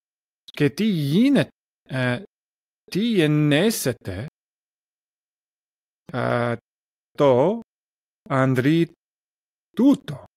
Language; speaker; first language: Greek; non-native, learner; English